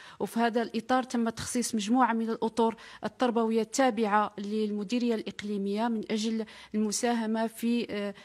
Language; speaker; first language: Arabic; native; Arabic